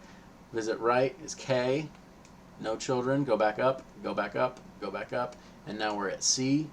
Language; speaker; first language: English; native; English